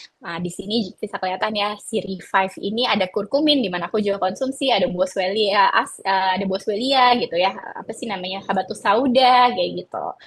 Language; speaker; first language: Indonesian; native; Indonesian